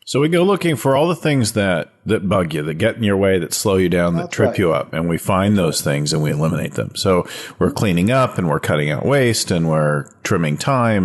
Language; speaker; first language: English; native; English